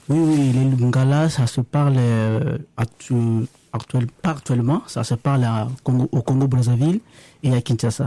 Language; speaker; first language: French; non-native, local second language; Lingala